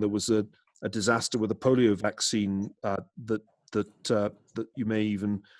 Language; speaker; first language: English; native; English